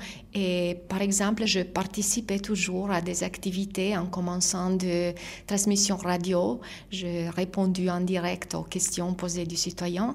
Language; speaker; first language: French; non-native, fluent; Italian